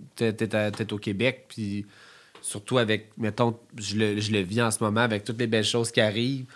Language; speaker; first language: French; native; French